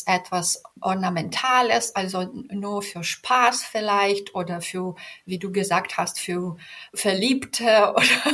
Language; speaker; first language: German; non-native, fluent; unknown